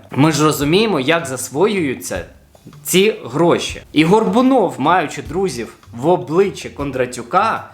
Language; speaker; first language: Ukrainian; non-native, local second language; Russian